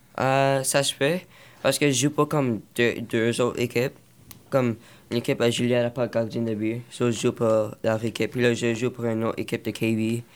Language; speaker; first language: French; non-native, local second language; English